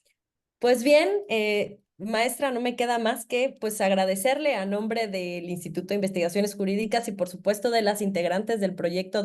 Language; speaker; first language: Spanish; native; Spanish